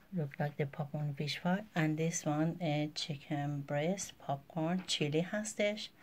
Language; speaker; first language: English; non-native, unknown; Persian